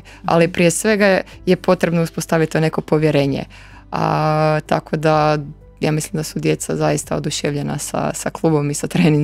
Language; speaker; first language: Croatian; native; Croatian